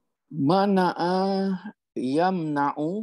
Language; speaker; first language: Arabic; non-native, learner; Malay